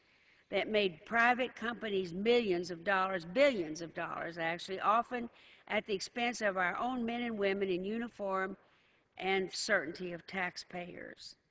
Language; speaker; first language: English; native; English